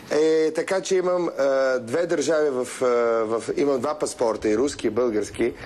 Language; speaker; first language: Bulgarian; early bilingual, heritage; Russian